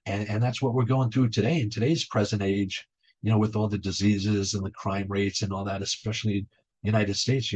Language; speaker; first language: English; native; English